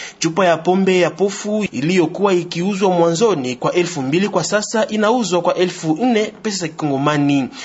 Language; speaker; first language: Swahili; non-native, local second language; Lingala